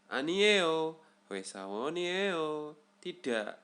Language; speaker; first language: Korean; non-native, learner; Indonesian